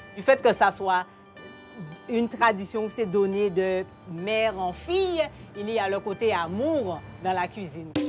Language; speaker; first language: French; native; French